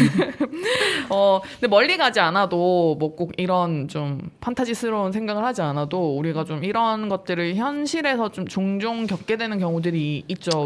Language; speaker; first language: Korean; native; Korean